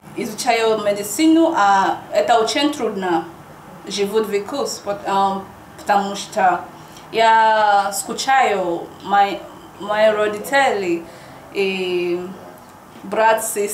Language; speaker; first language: Russian; non-native, learner; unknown